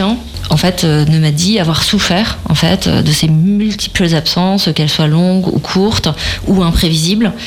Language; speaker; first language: French; native; French